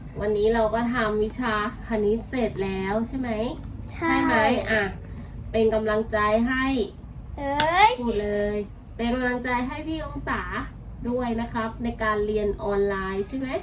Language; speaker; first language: Thai; native; Thai